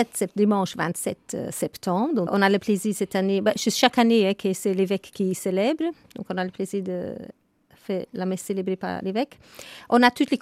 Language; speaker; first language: French; non-native, fluent; English